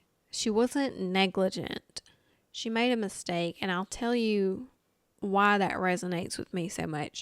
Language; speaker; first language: English; native; English